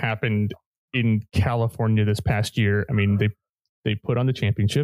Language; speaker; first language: English; native; English